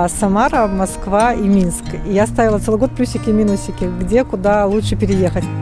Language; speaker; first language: Russian; native; Russian